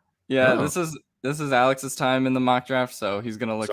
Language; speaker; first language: English; native; English